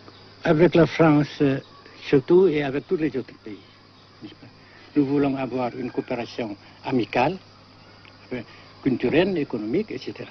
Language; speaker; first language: French; non-native, fluent; Vietnamese